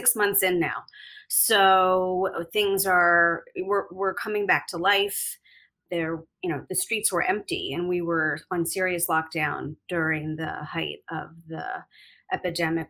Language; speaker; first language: English; native; English